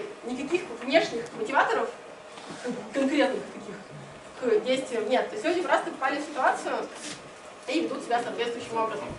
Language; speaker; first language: Russian; native; Russian